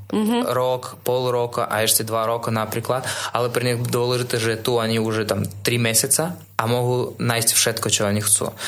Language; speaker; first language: Slovak; non-native, fluent; Russian